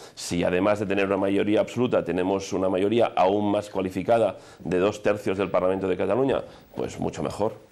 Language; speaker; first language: Spanish; non-native, local second language; Catalan